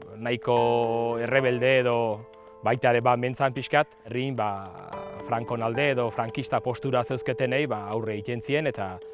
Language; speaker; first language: Basque; native; Basque